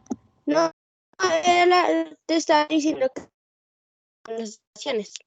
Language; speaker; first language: Spanish; native; Spanish